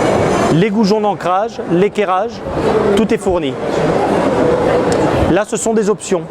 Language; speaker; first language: French; native; French